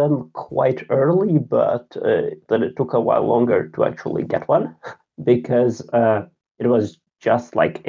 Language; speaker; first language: English; non-native, fluent; Latvian